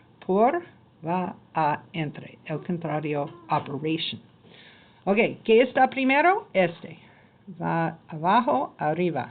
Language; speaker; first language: Spanish; non-native, learner; English